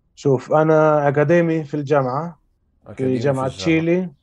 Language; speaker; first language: Arabic; early bilingual, heritage; Spanish